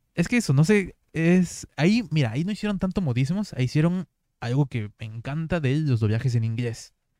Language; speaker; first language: Spanish; native; Spanish